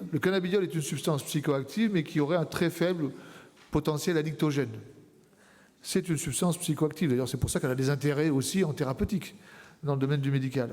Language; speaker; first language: French; native; French